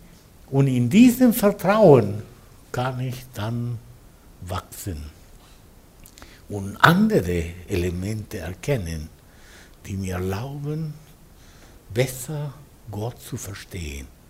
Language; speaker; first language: German; non-native, fluent; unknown